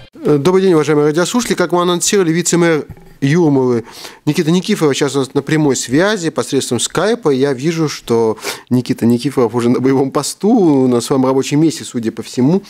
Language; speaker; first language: Russian; native; Russian